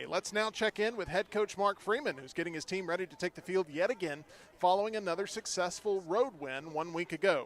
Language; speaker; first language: English; native; English